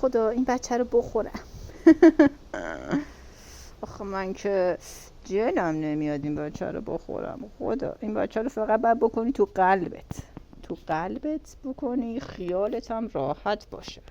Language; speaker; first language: Persian; native; Persian